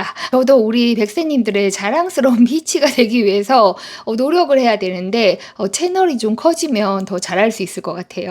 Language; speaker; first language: Korean; native; Korean